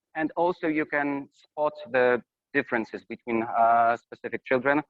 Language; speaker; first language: English; non-native, fluent; Polish